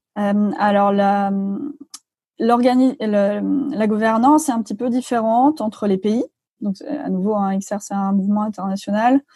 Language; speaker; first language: French; native; French